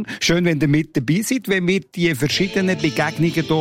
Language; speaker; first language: German; native; German